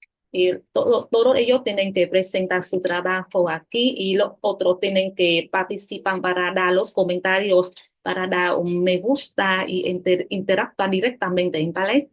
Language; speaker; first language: Spanish; non-native, fluent; Vietnamese